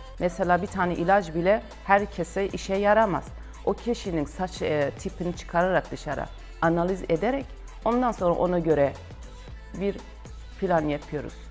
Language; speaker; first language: Turkish; non-native, fluent; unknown